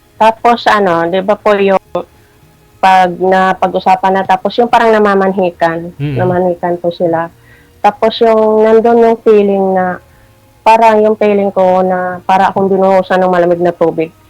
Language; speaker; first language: Filipino; non-native, local second language; Cebuano